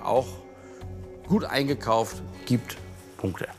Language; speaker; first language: German; native; German